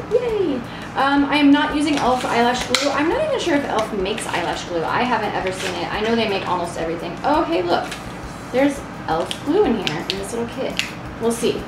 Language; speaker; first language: English; native; English